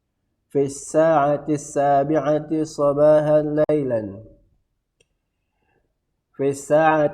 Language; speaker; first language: Arabic; non-native, fluent; Indonesian